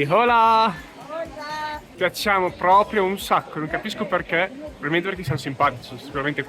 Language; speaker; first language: Italian; native; Italian